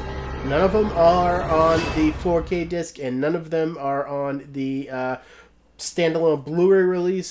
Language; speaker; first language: English; native; English